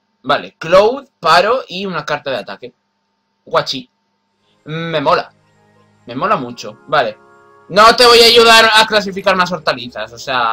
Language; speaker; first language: Spanish; native; Spanish